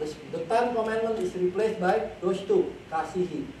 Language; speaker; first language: English; non-native, fluent; Indonesian